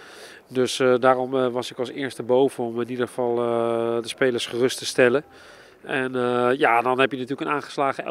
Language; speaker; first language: Dutch; native; Dutch